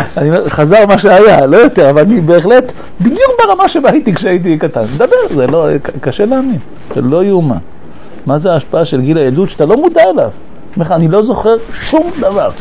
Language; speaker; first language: Hebrew; early bilingual, other home language; French